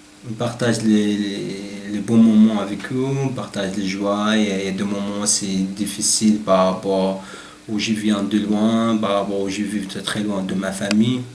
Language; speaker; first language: French; non-native, learner; Arabic